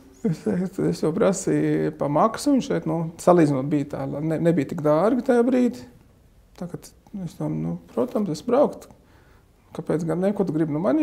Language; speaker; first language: Latvian; non-native, fluent; Arabic